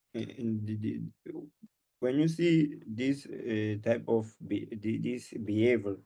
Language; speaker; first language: English; non-native, learner; Portuguese